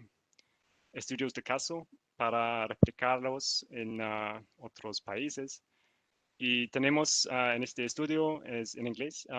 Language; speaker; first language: Spanish; non-native, learner; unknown